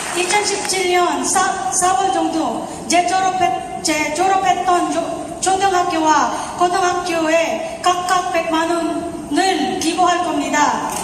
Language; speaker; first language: Korean; non-native, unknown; Filipino